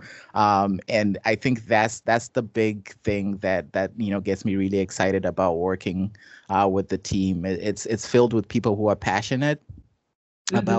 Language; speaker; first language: English; non-native, local second language; Shona